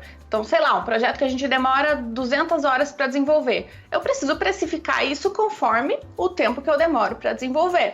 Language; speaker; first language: Portuguese; native; Portuguese